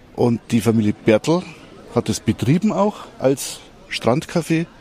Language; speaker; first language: German; native; German